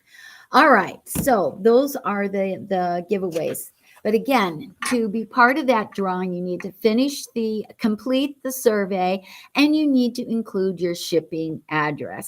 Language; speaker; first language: English; native; English